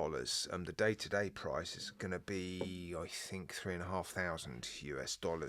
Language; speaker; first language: English; native; English